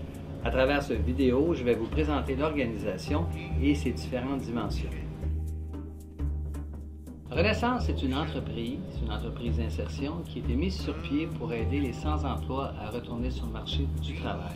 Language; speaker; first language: French; native; French